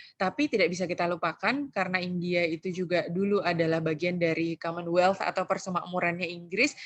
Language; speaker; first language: Indonesian; native; Indonesian